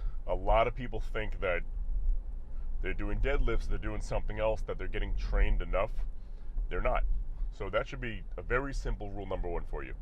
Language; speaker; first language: English; native; English